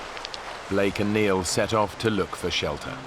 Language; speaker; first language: English; native; English